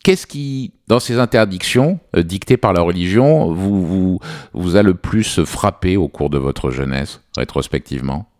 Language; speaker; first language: French; native; French